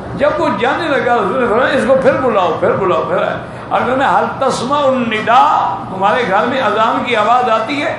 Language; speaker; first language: Urdu; native; Urdu